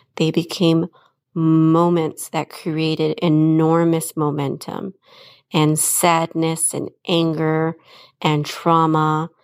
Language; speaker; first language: English; early bilingual, other home language; Spanish